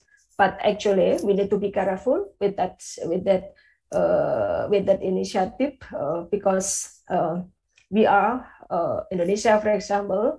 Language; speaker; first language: English; non-native, fluent; Indonesian